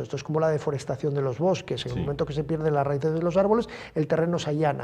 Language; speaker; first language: Spanish; native; Spanish